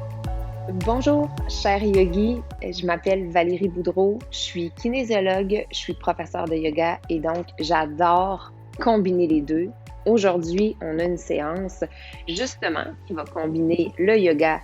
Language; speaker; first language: French; native; French